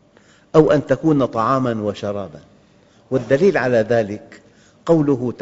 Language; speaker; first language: Arabic; native; Arabic